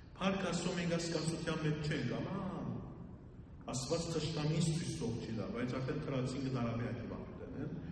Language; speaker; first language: Armenian; early bilingual, heritage; Armenian